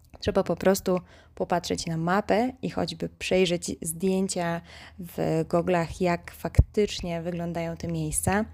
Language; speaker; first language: Polish; native; Polish